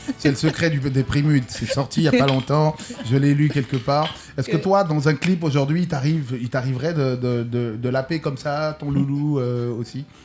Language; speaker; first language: French; native; French